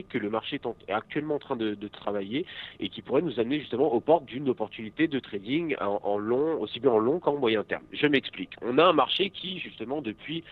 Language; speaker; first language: French; native; French